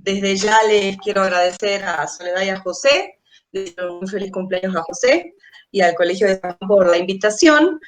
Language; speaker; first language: Spanish; native; Spanish